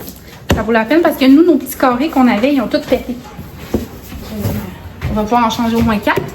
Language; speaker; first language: French; native; French